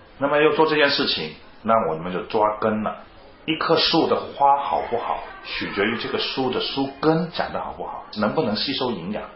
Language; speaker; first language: Chinese; non-native, fluent; Cantonese